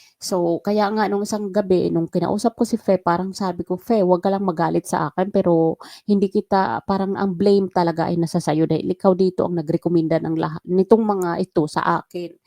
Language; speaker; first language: Filipino; non-native, local second language; Waray